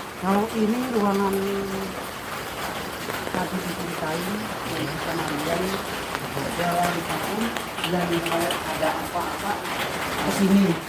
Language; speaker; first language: Indonesian; non-native, local second language; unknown